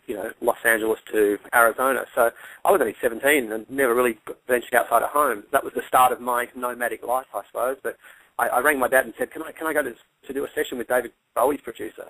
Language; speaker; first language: English; native; English